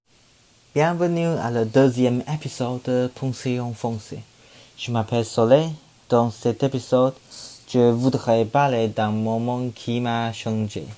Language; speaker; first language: French; non-native, learner; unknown